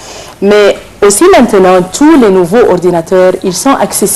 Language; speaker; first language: French; non-native, fluent; Arabic